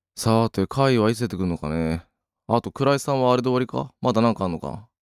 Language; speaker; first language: Japanese; native; Japanese